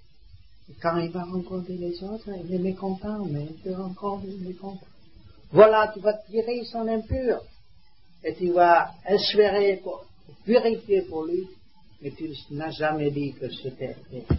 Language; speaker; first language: French; non-native, learner; Vietnamese